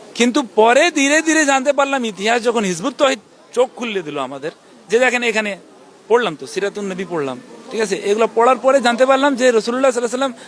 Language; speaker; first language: Bangla; non-native, local second language; Urdu